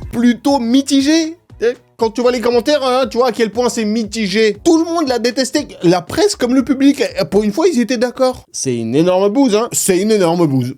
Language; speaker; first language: French; non-native, fluent; Russian